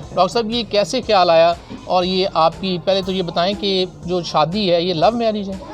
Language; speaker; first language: Urdu; non-native, local second language; Punjabi